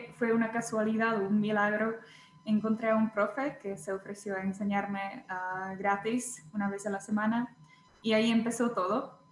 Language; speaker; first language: Spanish; non-native, fluent; Czech